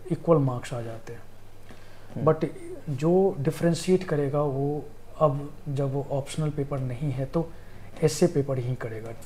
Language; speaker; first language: Hindi; native; Hindi